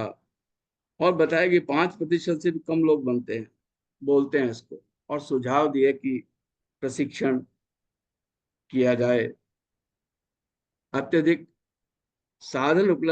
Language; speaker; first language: Hindi; native; Hindi